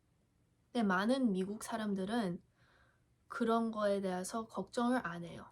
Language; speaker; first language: Korean; early bilingual, heritage; English